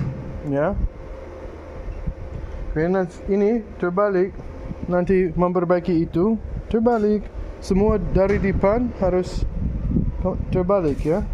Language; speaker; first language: Indonesian; non-native, learner; English